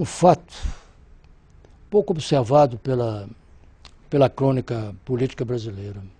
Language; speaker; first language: Portuguese; native; Portuguese